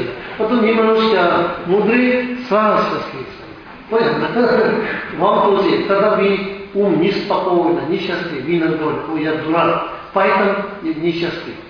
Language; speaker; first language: Russian; non-native, learner; Tibetan